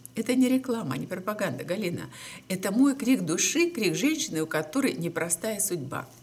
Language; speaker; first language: Russian; native; Russian